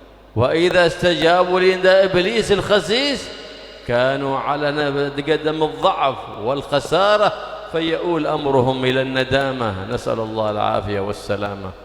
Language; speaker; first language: Arabic; native; Arabic